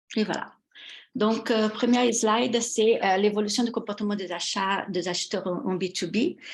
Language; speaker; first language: French; non-native, fluent; Portuguese